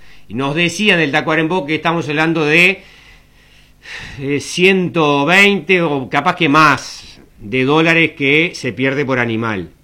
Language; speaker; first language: Spanish; native; Spanish